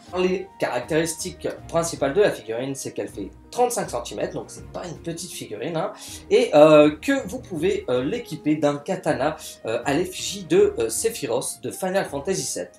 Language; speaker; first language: French; native; French